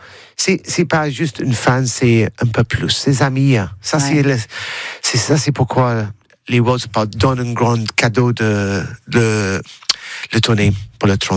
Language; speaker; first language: French; non-native, learner; English